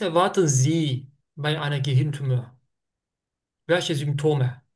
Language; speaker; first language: German; non-native, learner; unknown